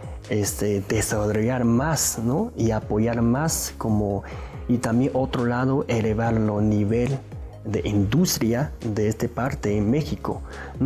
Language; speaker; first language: Spanish; non-native, learner; Chinese